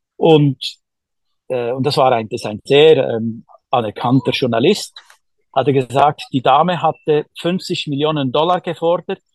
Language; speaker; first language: German; native; German